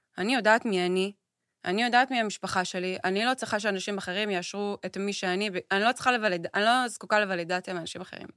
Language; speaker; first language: Hebrew; native; Hebrew